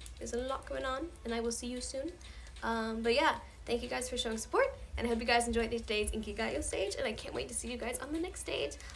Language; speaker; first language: English; native; English